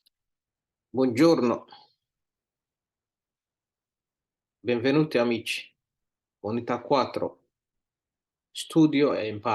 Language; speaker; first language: Italian; non-native, learner; Somali